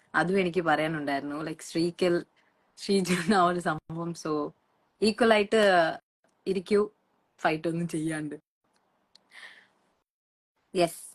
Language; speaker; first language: Malayalam; non-native, local second language; Tamil